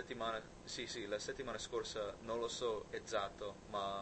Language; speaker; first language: Italian; non-native, learner; English